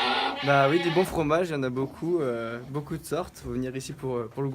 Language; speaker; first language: French; native; French